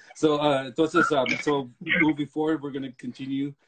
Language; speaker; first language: English; early bilingual, other home language; Spanish